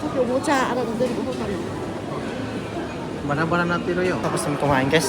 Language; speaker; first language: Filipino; native; Filipino